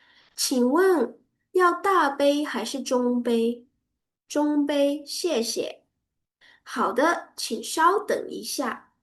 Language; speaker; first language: Chinese; non-native, learner; Burmese